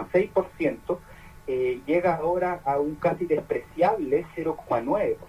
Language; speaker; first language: Spanish; native; Spanish